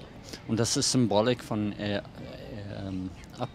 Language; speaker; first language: German; non-native, learner; English